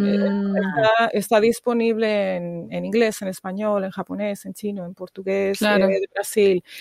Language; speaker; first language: Spanish; native; Spanish